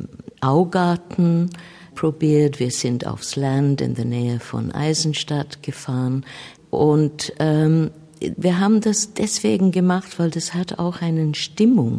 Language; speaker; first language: German; non-native, fluent; English